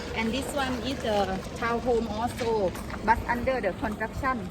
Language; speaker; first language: English; non-native, local second language; Thai